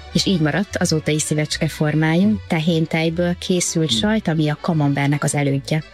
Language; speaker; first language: Hungarian; native; Hungarian